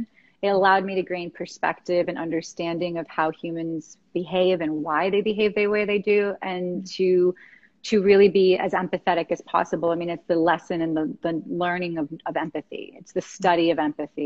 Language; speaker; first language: English; native; English